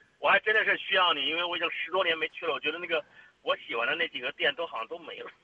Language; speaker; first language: Chinese; native; Chinese